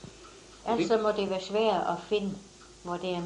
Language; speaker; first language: Danish; native; Danish